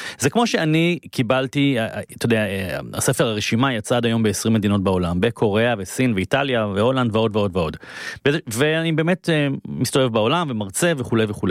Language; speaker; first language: Hebrew; native; Hebrew